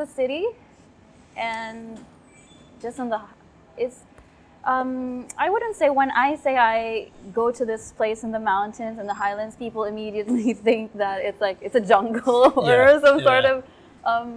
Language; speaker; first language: English; non-native, local second language; Cebuano